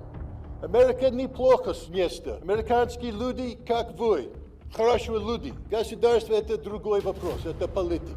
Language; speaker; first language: Russian; non-native, learner; English